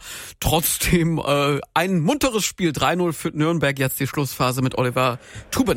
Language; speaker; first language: German; native; German